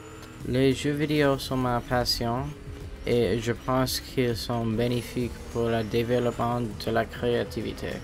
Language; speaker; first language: French; non-native, local second language; English